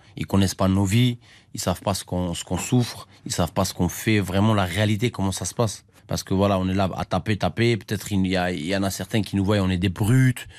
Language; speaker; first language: French; early bilingual, other home language; Armenian